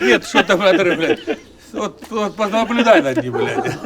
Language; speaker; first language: Russian; native; Russian